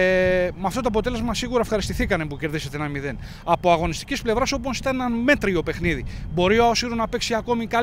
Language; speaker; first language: Greek; native; Greek